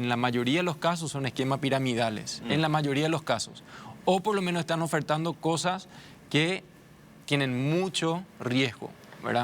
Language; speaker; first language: Spanish; native; Spanish